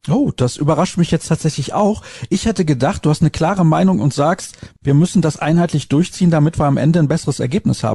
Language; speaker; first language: German; native; German